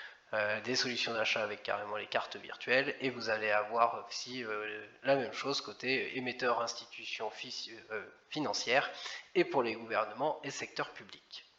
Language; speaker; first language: French; native; French